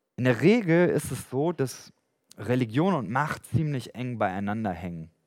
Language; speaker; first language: German; native; German